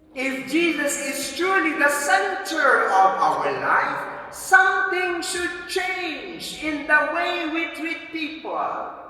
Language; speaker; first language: English; non-native, local second language; Filipino